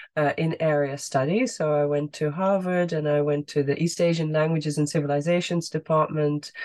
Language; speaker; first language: English; non-native, fluent; Dutch